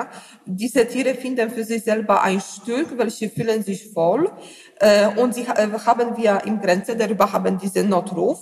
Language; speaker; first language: German; non-native, learner; Polish